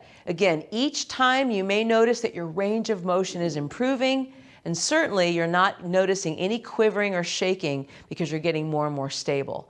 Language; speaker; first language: English; native; English